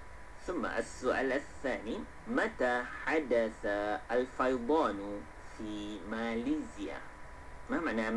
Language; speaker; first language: Arabic; non-native, fluent; Malay